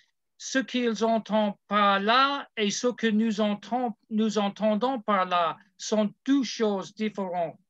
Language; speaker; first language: French; non-native, learner; English